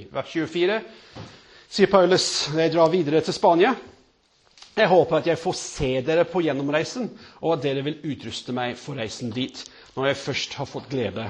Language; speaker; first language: Norwegian; non-native, fluent; English